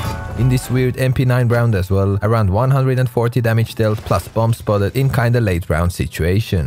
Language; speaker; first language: English; non-native, fluent; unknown